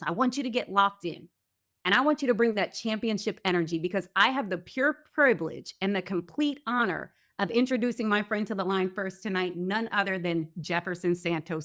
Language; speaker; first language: English; native; English